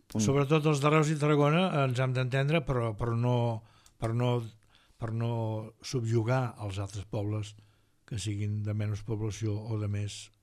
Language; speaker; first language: Catalan; native; Catalan